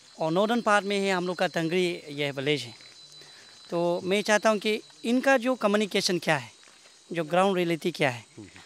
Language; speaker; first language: Hindi; non-native, local second language; Nyishi